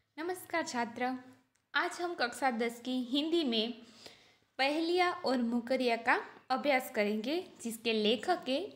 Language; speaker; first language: Hindi; non-native, local second language; Gujarati